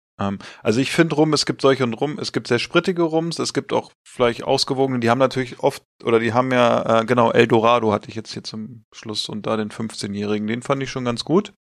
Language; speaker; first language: German; native; German